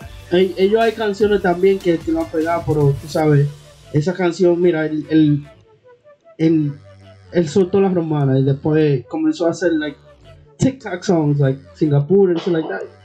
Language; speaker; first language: Spanish; early bilingual, other home language; English